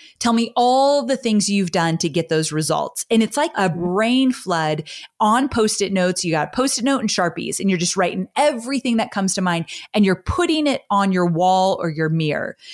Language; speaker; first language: English; native; English